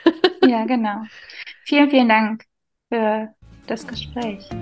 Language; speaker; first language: German; early bilingual, other home language; Turkish